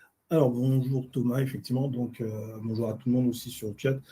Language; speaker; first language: French; native; French